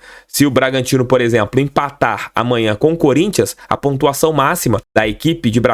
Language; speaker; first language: Portuguese; native; Portuguese